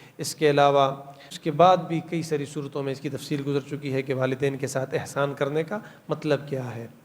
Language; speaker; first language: Urdu; non-native, local second language; Pashto